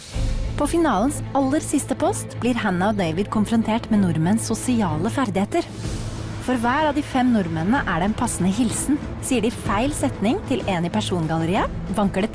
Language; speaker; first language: Norwegian; native; Norwegian